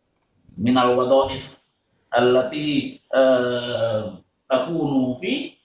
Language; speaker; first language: Arabic; non-native, fluent; Indonesian